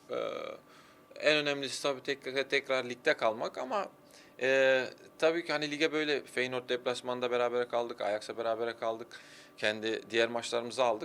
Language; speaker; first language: Turkish; early bilingual, heritage; Turkish